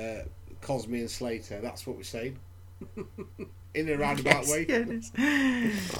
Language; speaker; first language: English; native; English